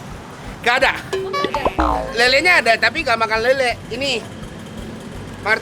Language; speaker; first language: Indonesian; non-native, fluent; Japanese